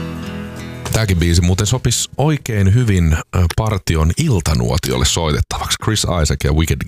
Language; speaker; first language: Finnish; native; Finnish